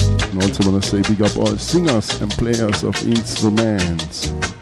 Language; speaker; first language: English; non-native, fluent; German